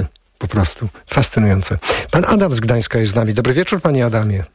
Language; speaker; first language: Polish; native; Polish